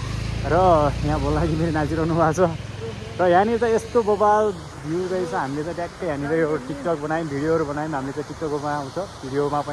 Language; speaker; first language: Nepali; native; Nepali